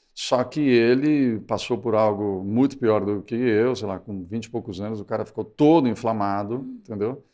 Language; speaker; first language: Portuguese; early bilingual, other home language; Spanish